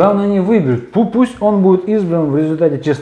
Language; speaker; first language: Russian; native; Russian